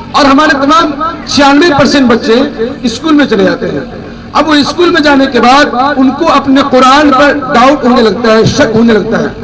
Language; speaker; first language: Hindi; native; Hindi